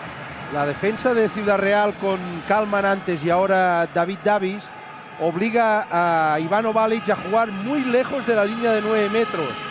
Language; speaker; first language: Spanish; native; Spanish